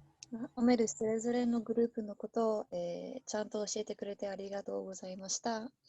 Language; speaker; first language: Japanese; non-native, learner; English